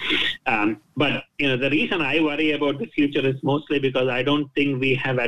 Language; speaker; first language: English; non-native, local second language; Malayalam